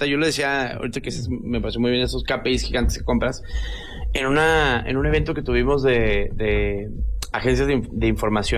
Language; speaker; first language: Spanish; native; Spanish